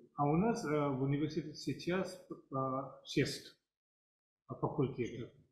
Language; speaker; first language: Russian; non-native, fluent; Assamese